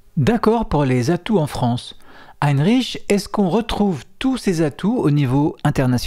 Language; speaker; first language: French; native; French